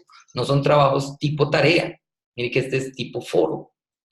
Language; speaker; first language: Spanish; native; Spanish